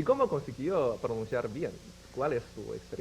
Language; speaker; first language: Spanish; non-native, fluent; Chinese